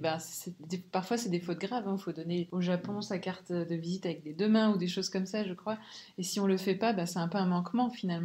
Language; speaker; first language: French; native; French